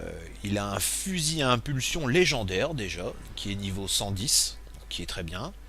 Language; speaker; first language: French; native; French